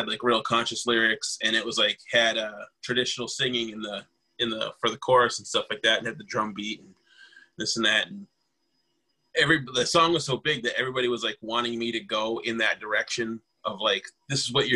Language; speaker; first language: English; native; English